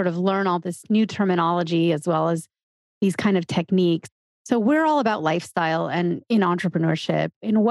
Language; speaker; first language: English; native; English